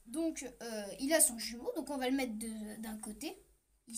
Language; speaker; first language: French; native; French